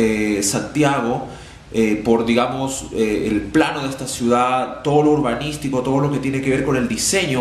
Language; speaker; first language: Spanish; native; Spanish